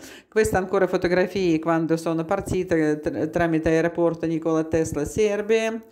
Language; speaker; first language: Italian; non-native, learner; Russian